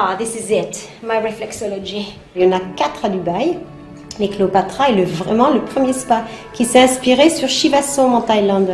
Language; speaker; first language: French; native; French